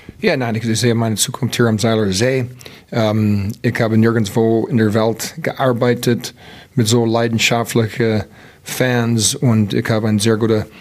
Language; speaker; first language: German; non-native, learner; English